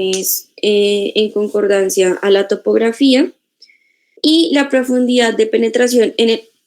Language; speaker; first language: Spanish; native; Spanish